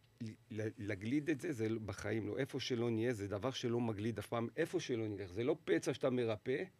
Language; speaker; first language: Hebrew; native; Hebrew